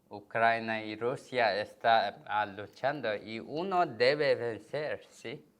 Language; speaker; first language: Spanish; non-native, learner; Korean